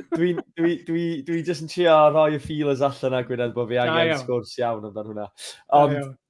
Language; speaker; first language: Welsh; native; Welsh